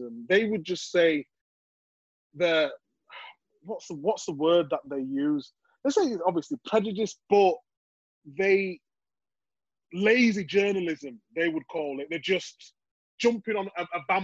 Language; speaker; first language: English; native; English